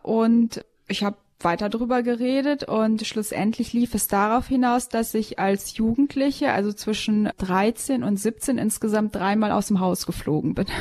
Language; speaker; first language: German; early bilingual, other home language; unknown